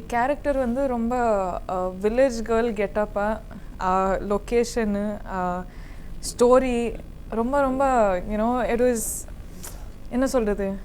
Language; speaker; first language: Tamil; non-native, learner; Kodava